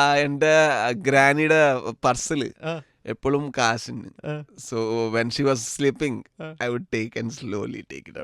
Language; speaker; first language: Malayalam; non-native, learner; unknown